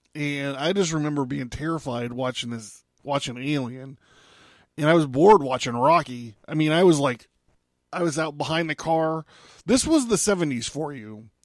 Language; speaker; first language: English; native; English